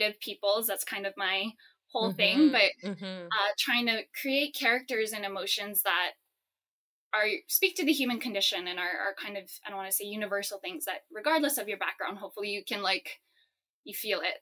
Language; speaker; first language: English; native; English